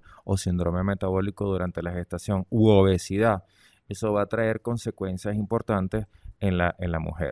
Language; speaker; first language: Spanish; native; Spanish